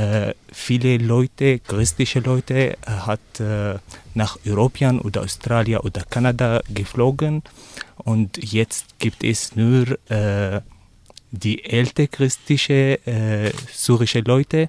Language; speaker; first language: German; non-native, learner; Arabic